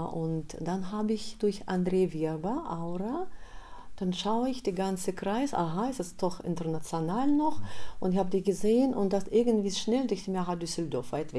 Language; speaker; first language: German; non-native, fluent; Russian